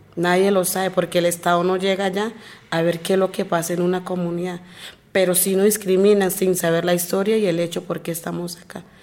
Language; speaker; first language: Spanish; non-native, local second language; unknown